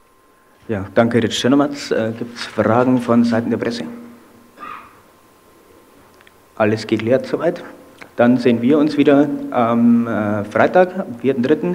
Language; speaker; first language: German; native; German